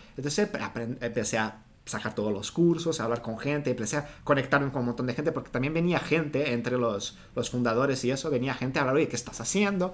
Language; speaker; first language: Spanish; non-native, fluent; Portuguese